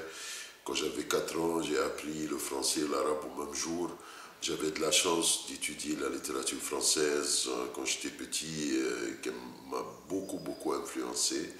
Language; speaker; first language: French; non-native, fluent; Arabic